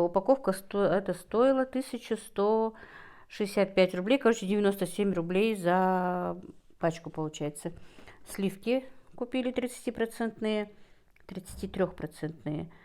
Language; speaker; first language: Russian; non-native, local second language; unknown